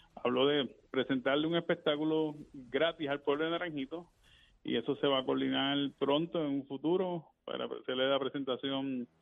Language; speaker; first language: Spanish; native; Spanish